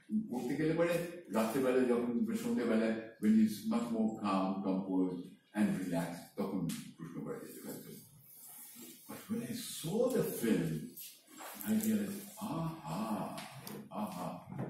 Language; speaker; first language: English; non-native, local second language; Bangla